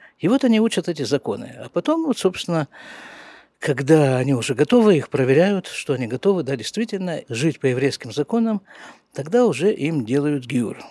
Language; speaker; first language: Russian; native; Russian